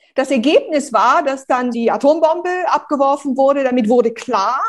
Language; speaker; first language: German; early bilingual, other home language; Romanian